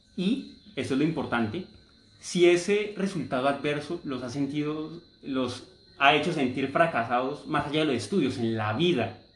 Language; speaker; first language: Spanish; native; Spanish